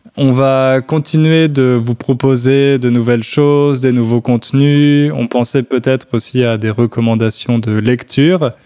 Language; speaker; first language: French; native; French